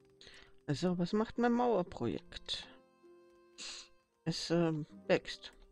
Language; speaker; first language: German; native; German